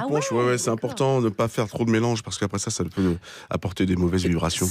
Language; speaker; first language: French; native; French